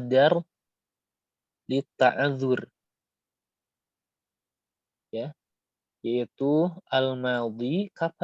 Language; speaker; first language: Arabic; non-native, fluent; Indonesian